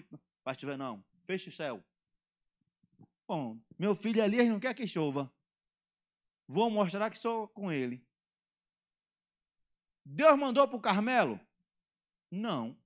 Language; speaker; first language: Portuguese; native; Portuguese